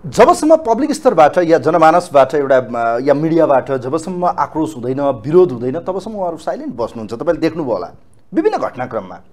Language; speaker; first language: Nepali; native; Nepali